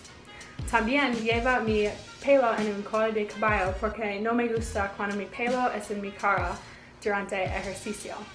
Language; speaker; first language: Spanish; non-native, learner; English